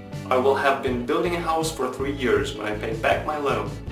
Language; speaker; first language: English; non-native, fluent; Russian